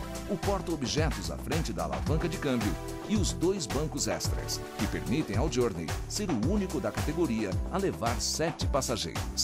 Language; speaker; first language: Portuguese; native; Portuguese